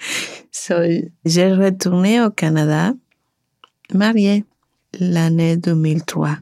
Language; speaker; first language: French; non-native, learner; Spanish